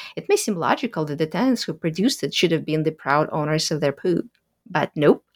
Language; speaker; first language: English; early bilingual, other home language; Russian